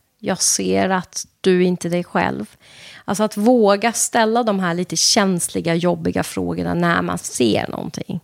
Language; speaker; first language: Swedish; non-native, fluent; Persian